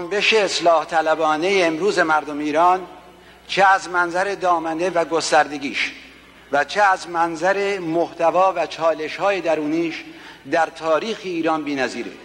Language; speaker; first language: Persian; native; Persian